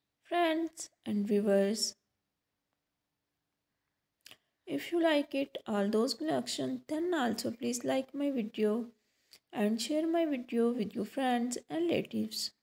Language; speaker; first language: English; non-native, local second language; Urdu